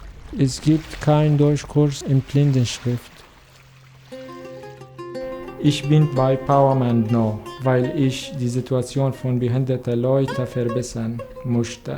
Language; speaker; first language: German; non-native, learner; Arabic